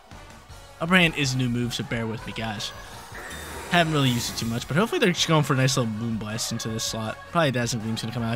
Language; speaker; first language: English; native; English